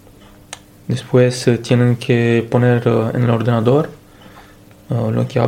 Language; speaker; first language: Spanish; non-native, fluent; Romanian